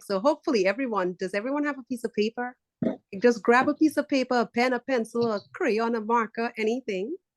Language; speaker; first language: English; native; English